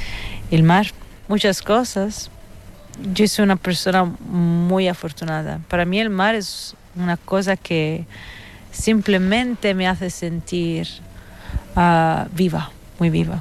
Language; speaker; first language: Spanish; non-native, fluent; Italian